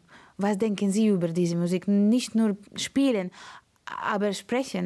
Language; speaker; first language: German; non-native, fluent; Russian